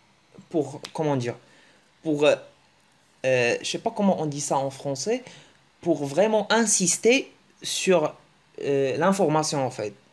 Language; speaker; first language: French; early bilingual, other home language; Arabic